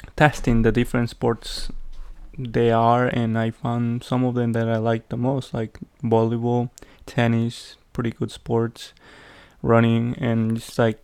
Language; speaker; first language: English; non-native, fluent; Spanish